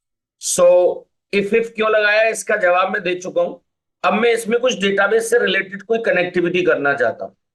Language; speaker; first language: Hindi; native; Hindi